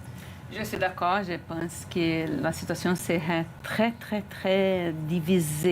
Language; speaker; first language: French; non-native, fluent; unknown